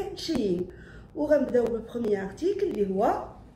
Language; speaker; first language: French; non-native, local second language; Arabic